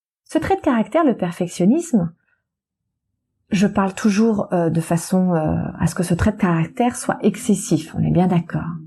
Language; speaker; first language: French; native; French